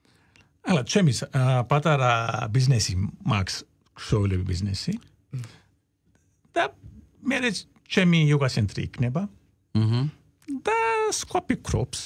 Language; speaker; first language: Georgian; non-native, learner; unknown